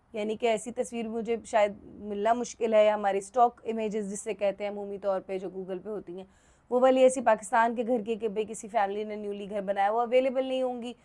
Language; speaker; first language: Urdu; native; Urdu